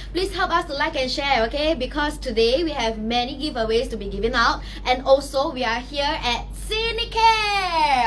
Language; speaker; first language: English; non-native, local second language; Chinese